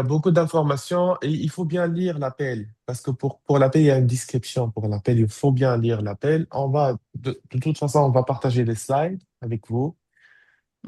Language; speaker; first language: French; native; French